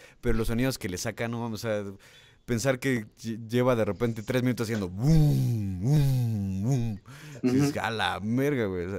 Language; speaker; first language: Spanish; native; Spanish